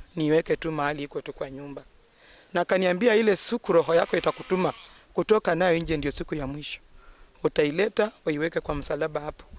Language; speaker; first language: Swahili; non-native, local second language; Luyia